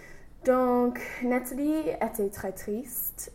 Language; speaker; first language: French; non-native, learner; English